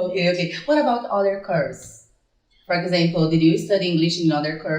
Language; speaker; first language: English; non-native, fluent; Portuguese